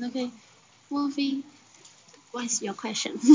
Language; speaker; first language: English; non-native, learner; Chinese